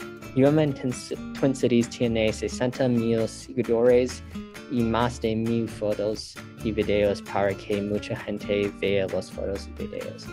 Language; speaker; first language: Spanish; non-native, learner; English